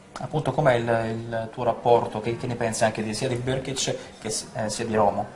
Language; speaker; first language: Italian; native; Italian